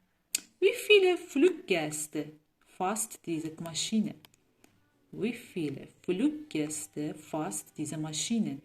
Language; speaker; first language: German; non-native, learner; Persian